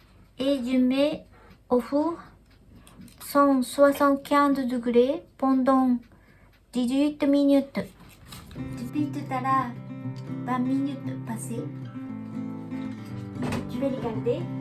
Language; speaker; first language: French; non-native, learner; Japanese